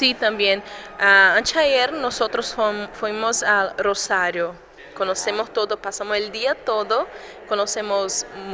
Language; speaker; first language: Spanish; non-native, fluent; Portuguese